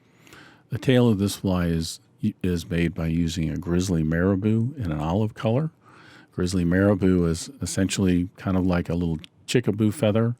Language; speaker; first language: English; native; English